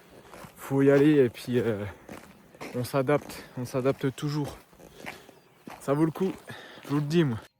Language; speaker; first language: French; native; French